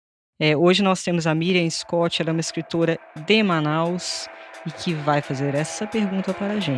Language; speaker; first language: Portuguese; native; Portuguese